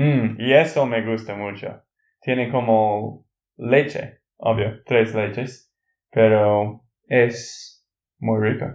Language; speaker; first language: Spanish; non-native, learner; English